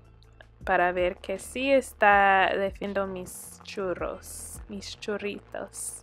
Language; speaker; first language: Spanish; early bilingual, heritage; Spanish